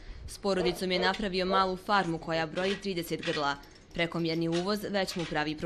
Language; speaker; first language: Bosnian; native; Bosnian